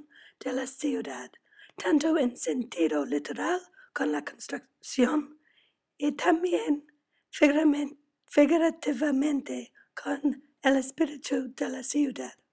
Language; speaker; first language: Spanish; non-native, learner; English